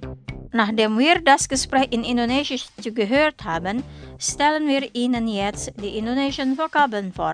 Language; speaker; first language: German; non-native, fluent; Indonesian